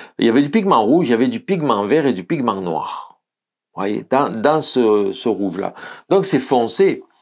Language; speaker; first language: French; native; French